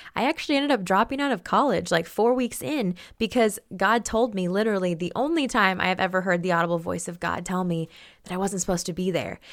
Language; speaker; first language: English; native; English